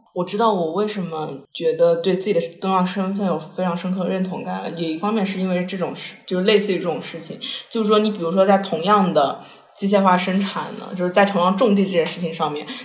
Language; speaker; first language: Chinese; non-native, local second language; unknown